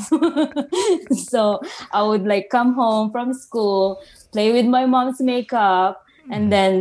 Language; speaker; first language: English; non-native, local second language; Filipino